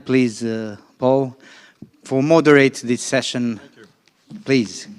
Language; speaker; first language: English; non-native, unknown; Romanian